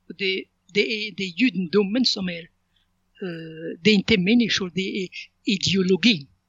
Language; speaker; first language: Swedish; non-native, fluent; Arabic